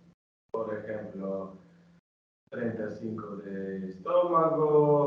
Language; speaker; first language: Spanish; non-native, learner; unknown